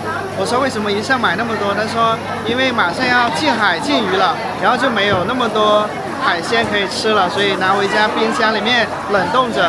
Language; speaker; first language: Chinese; native; Chinese